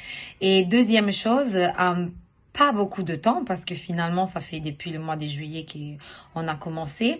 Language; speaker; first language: French; non-native, fluent; Italian